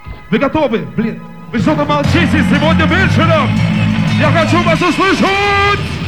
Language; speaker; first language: Russian; non-native, learner; English